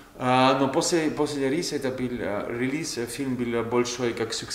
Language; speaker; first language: Russian; non-native, learner; German